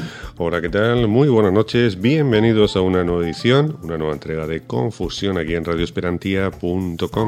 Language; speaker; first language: Spanish; native; Spanish